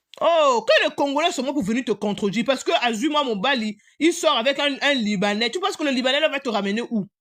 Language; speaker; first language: French; non-native, local second language; Lingala